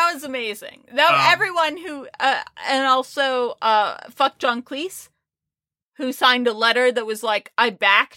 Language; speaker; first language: English; native; English